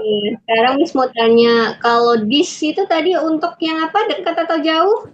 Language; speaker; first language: Indonesian; native; Indonesian